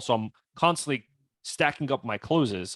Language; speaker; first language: English; native; English